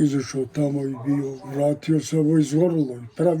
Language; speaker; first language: Croatian; native; Croatian